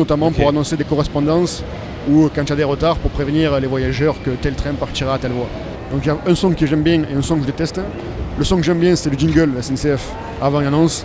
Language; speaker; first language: French; native; French